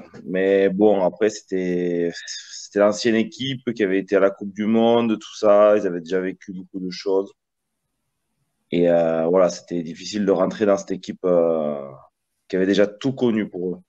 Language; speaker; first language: French; early bilingual, other home language; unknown